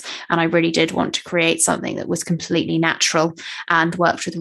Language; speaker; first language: English; native; English